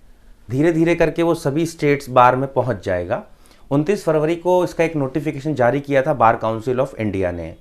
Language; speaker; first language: Hindi; native; Hindi